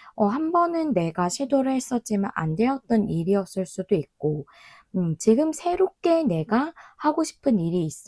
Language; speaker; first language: Korean; native; Korean